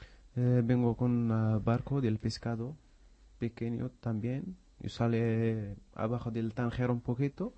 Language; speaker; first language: Spanish; non-native, learner; Arabic